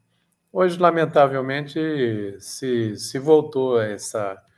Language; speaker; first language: Portuguese; native; Portuguese